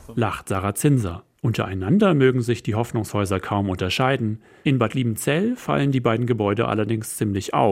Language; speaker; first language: German; native; German